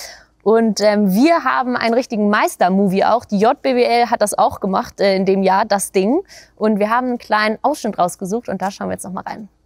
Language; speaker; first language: German; native; German